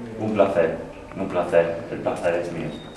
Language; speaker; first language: Spanish; non-native, fluent; English